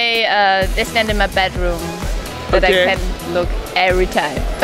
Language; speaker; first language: English; non-native, fluent; German